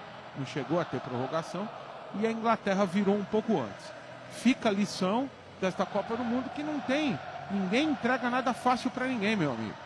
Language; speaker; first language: Portuguese; native; Portuguese